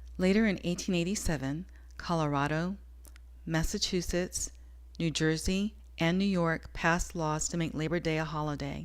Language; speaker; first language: English; native; English